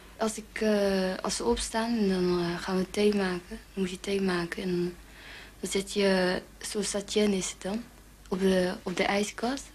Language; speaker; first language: Dutch; early bilingual, other home language; Javanese